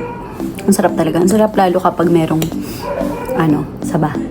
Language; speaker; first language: Filipino; native; Filipino